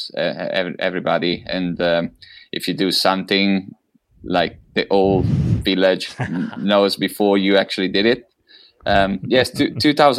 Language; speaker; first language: English; non-native, fluent; Italian